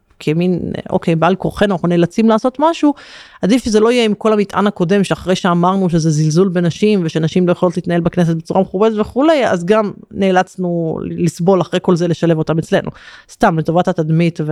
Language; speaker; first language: Hebrew; native; Hebrew